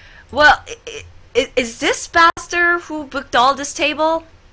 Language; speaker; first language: English; non-native, fluent; Korean